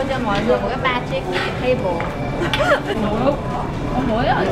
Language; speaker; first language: Korean; non-native, fluent; Vietnamese